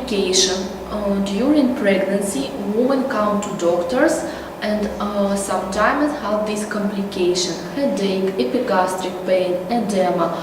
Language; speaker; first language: English; non-native, learner; Russian